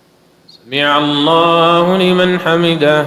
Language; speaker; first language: Arabic; native; Arabic